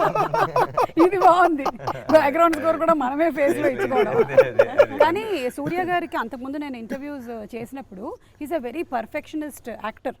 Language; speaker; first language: Telugu; native; Telugu